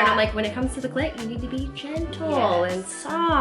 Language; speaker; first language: English; native; English